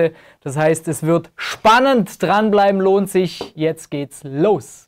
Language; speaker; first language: German; native; German